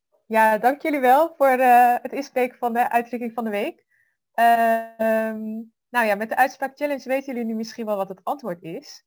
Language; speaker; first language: Dutch; native; Dutch